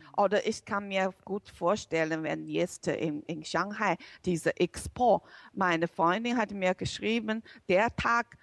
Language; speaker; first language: German; non-native, learner; Chinese